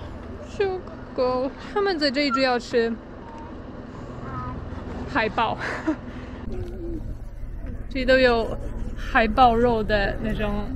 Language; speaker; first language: Chinese; non-native, fluent; Polish